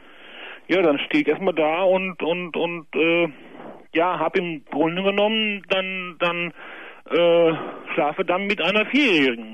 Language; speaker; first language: German; native; German